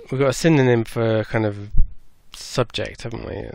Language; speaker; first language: English; native; English